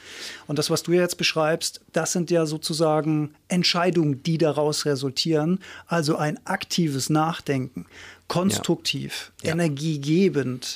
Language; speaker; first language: German; native; German